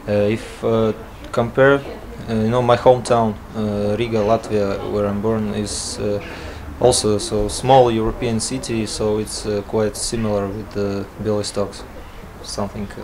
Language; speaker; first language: English; non-native, learner; Latvian